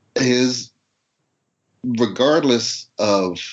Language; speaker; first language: English; native; English